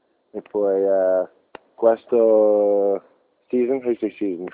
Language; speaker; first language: English; native; English